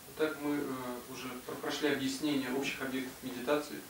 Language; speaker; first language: Russian; native; Russian